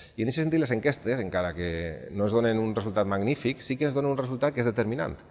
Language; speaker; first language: Catalan; native; Catalan